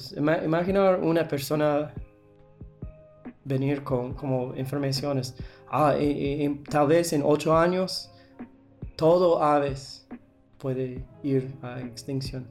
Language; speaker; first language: Spanish; non-native, learner; English